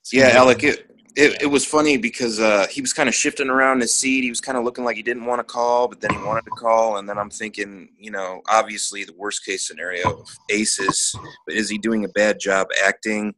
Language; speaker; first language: English; native; English